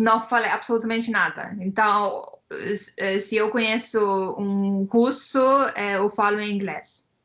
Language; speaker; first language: Portuguese; non-native, fluent; Estonian